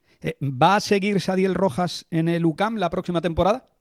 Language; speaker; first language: Spanish; native; Spanish